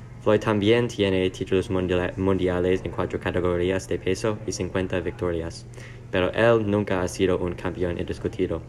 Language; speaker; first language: Spanish; non-native, learner; English